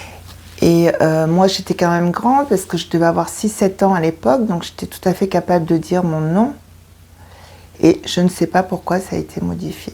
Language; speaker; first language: French; early bilingual, other home language; Korean